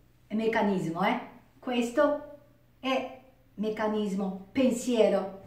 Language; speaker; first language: Italian; non-native, learner; Japanese